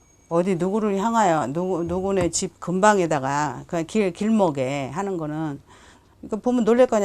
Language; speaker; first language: Korean; native; Korean